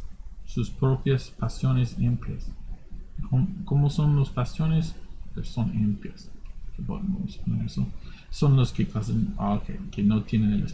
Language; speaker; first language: Spanish; non-native, fluent; English